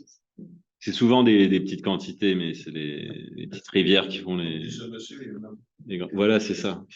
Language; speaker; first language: French; native; French